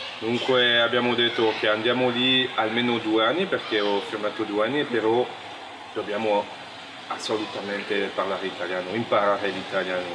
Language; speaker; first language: Italian; non-native, local second language; French